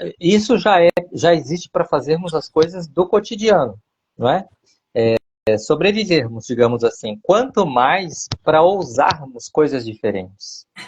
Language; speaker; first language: Portuguese; native; Portuguese